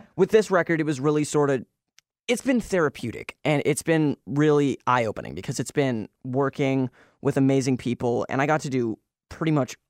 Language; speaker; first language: English; native; English